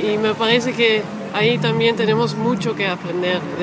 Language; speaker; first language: Spanish; non-native, fluent; Dutch